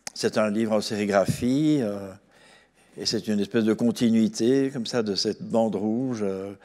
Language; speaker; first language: French; native; French